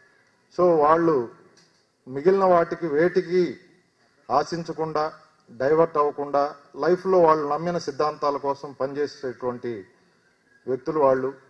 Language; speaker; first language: Telugu; native; Telugu